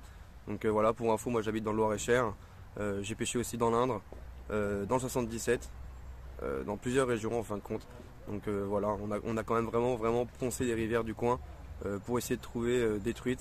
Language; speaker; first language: French; native; French